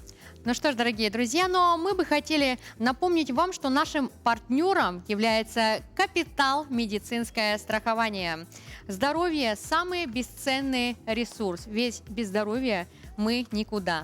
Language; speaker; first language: Russian; native; Russian